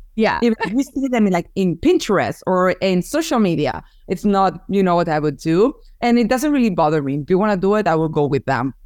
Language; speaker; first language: English; non-native, fluent; Spanish